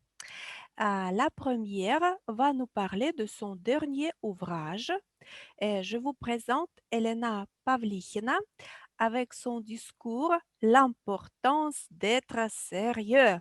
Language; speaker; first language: French; non-native, fluent; Russian